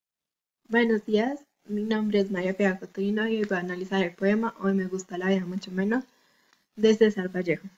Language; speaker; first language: Spanish; native; Spanish